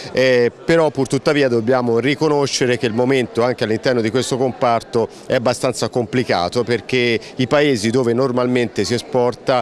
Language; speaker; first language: Italian; native; Italian